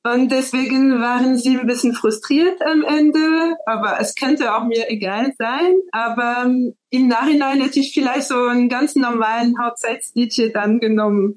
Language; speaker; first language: German; non-native, fluent; French